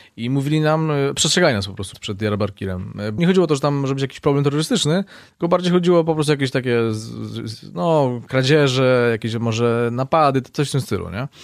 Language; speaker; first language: Polish; native; Polish